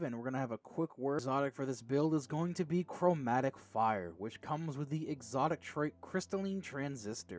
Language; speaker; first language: English; native; English